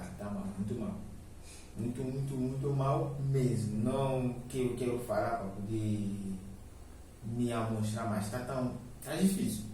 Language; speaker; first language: Portuguese; non-native, fluent; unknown